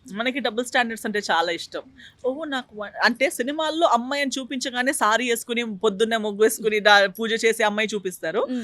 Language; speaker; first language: Telugu; non-native, fluent; Konkani